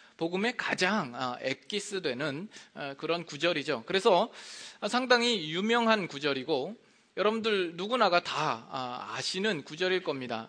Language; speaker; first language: Korean; native; Korean